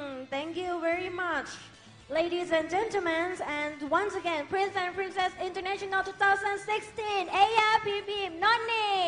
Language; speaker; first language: English; non-native, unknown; Thai